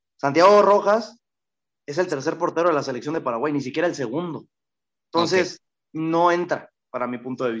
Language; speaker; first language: Spanish; native; Spanish